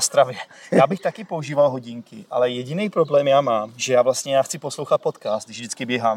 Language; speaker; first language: Czech; native; Czech